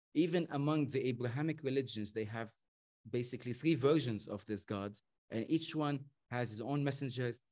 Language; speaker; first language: English; non-native, fluent; Arabic